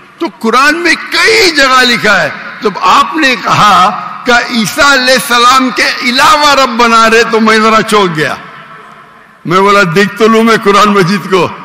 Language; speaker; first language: Urdu; non-native, local second language; Konkani